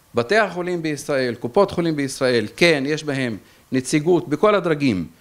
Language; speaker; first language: Hebrew; native; Hebrew